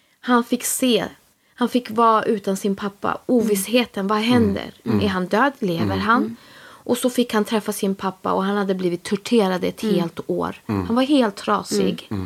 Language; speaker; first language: Swedish; early bilingual, other home language; Spanish